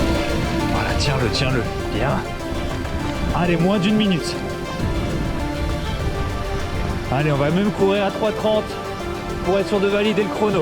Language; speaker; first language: French; native; French